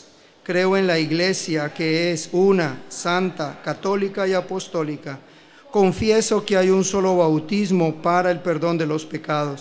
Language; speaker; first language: Spanish; native; Spanish